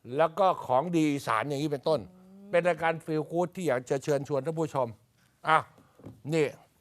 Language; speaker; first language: Thai; native; Thai